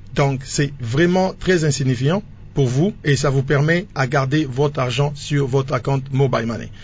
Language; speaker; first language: French; non-native, local second language; Lingala